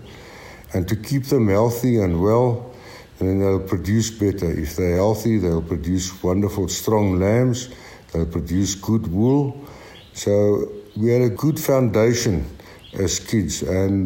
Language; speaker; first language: English; native; English